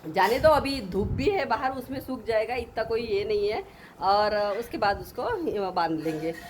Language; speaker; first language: Hindi; non-native, local second language; Marathi